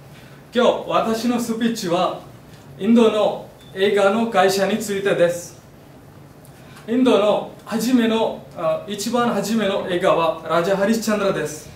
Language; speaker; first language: Japanese; non-native, learner; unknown